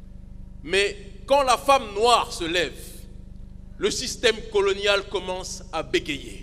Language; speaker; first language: French; native; French